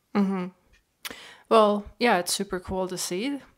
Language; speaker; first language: English; non-native, fluent; Estonian